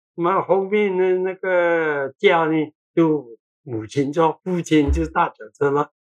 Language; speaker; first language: Chinese; non-native, local second language; Cantonese